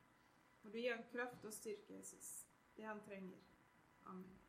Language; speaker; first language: Norwegian; native; Norwegian